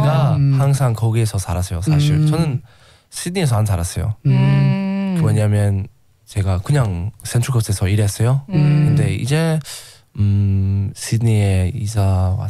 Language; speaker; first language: Korean; non-native, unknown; English